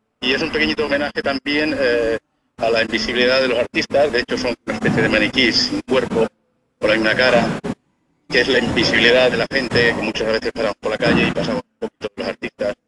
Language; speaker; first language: Spanish; native; Spanish